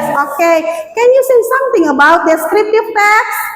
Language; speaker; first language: English; non-native, learner; Indonesian